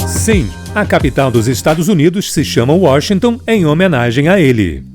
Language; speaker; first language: Portuguese; native; Portuguese